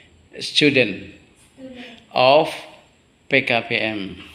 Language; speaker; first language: English; non-native, learner; Indonesian